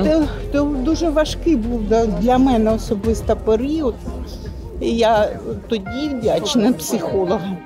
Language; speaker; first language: Ukrainian; non-native, local second language; Russian